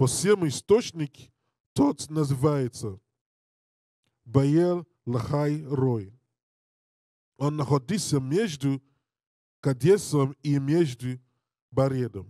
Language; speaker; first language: Russian; non-native, learner; English